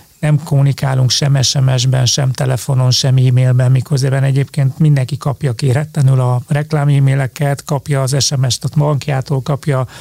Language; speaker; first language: Hungarian; native; Hungarian